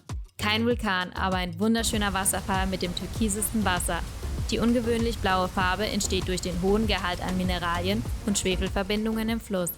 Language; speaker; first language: German; native; German